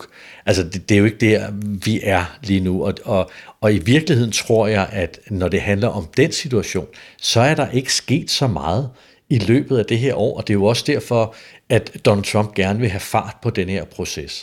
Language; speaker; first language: Danish; native; Danish